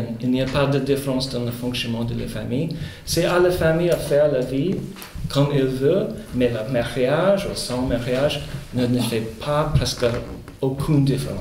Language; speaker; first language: French; non-native, fluent; Spanish